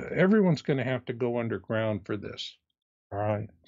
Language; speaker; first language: English; native; English